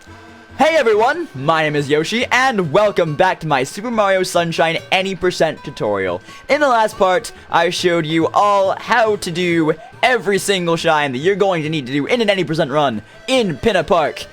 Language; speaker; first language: English; native; English